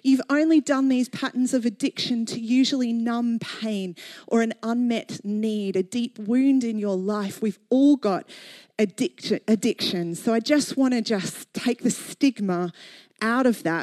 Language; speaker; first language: English; native; English